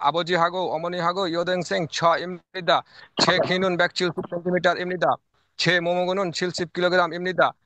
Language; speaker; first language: Korean; non-native, learner; Bangla